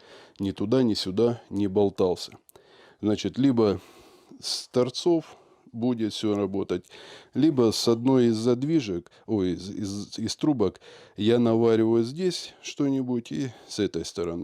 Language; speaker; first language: Russian; native; Russian